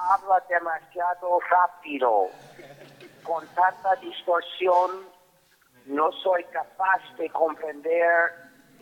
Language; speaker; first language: Spanish; non-native, fluent; English